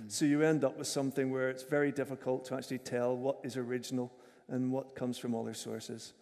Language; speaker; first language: English; native; English